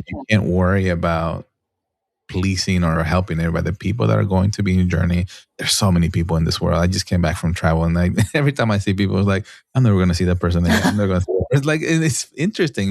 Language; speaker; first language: English; non-native, fluent; Spanish